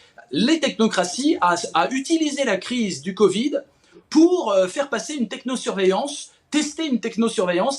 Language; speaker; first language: French; native; French